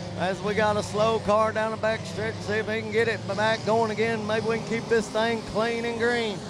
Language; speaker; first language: English; native; English